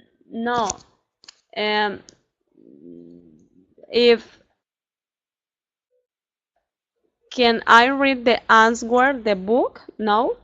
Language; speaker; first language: English; non-native, learner; Spanish